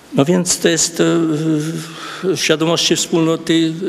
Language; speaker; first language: Polish; non-native, fluent; Hungarian